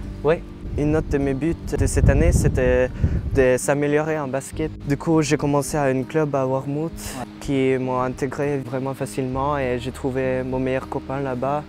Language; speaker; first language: French; non-native, fluent; Norwegian